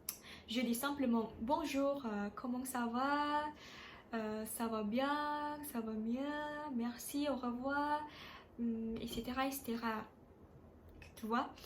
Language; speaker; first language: French; non-native, learner; Indonesian